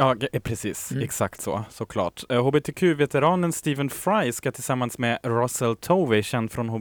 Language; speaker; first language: Swedish; native; Swedish